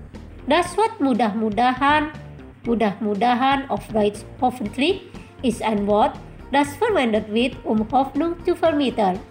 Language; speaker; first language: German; non-native, fluent; Indonesian